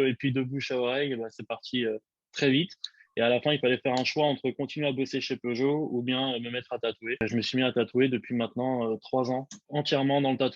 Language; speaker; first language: French; native; French